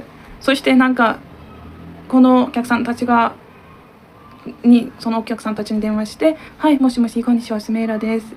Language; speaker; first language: Japanese; non-native, learner; Turkish